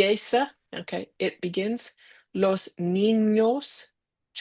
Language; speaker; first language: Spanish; non-native, learner; English